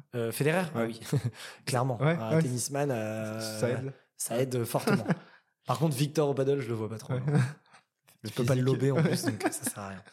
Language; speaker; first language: French; native; French